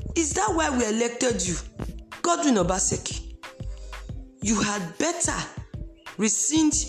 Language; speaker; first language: English; non-native, local second language; Esan